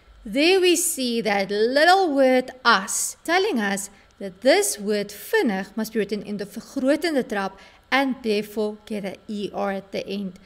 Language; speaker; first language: English; native; English